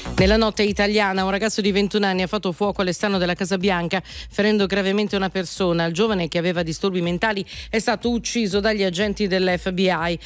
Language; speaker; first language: Italian; native; Italian